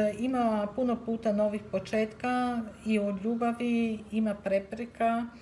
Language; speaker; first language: Serbian; early bilingual, heritage; Serbian